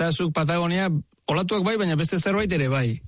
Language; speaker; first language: Basque; native; Basque